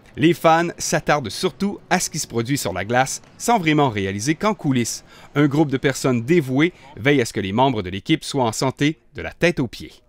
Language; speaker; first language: French; native; French